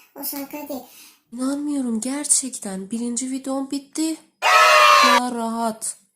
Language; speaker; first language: Turkish; non-native, learner; Persian